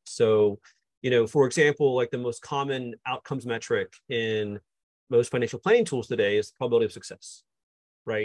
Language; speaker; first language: English; native; English